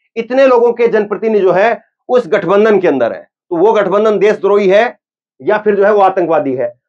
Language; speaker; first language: Hindi; native; Hindi